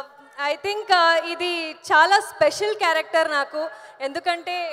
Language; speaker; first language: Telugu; non-native, learner; Kannada